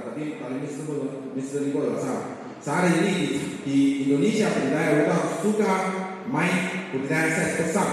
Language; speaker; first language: Indonesian; non-native, learner; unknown